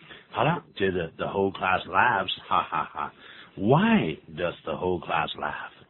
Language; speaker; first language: English; non-native, fluent; Chinese